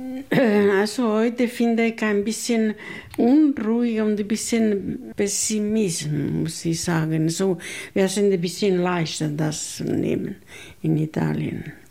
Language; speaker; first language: German; non-native, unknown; Italian